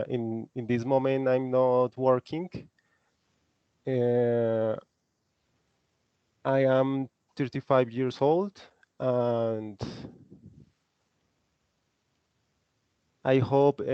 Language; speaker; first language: English; non-native, learner; Spanish